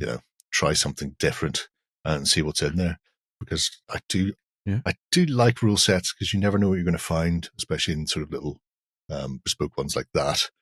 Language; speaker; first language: English; native; English